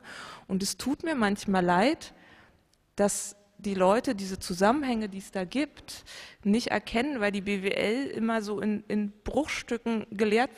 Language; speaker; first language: German; native; German